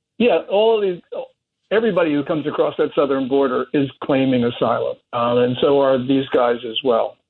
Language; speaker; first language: English; native; English